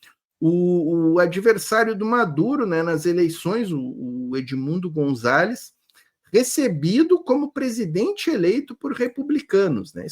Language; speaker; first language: Portuguese; native; Portuguese